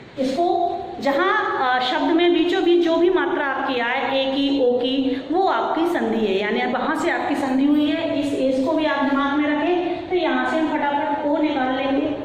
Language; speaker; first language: Hindi; native; Hindi